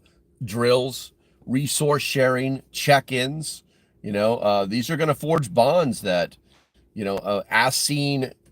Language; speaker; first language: English; native; English